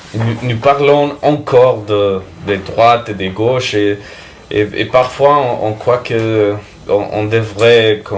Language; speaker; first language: French; non-native, fluent; Spanish